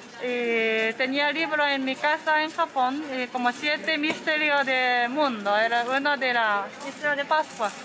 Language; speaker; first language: Spanish; non-native, learner; Japanese